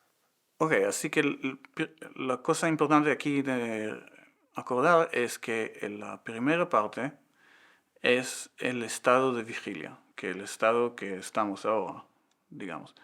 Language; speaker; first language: Spanish; non-native, fluent; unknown